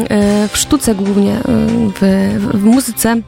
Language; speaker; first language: Polish; native; Polish